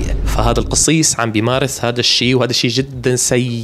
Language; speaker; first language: Arabic; native; Arabic